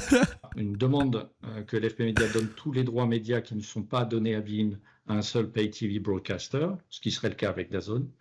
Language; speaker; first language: French; native; French